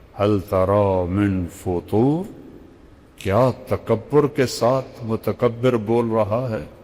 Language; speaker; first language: Urdu; non-native, local second language; Punjabi